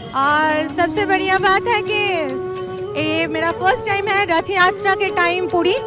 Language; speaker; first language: Hindi; non-native, local second language; Bangla